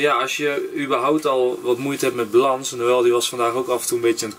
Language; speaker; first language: Dutch; native; Dutch